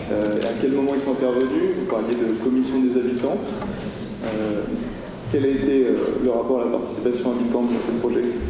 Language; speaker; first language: French; native; French